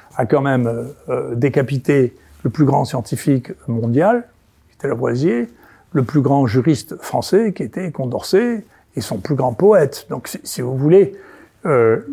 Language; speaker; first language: French; native; French